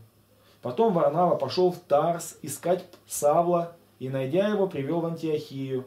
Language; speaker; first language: Russian; native; Russian